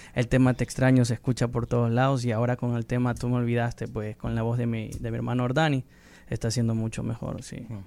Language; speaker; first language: Spanish; native; Spanish